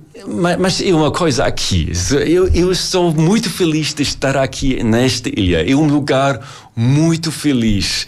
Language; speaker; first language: Portuguese; non-native, learner; German